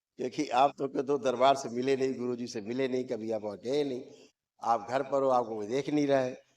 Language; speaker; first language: Hindi; native; Hindi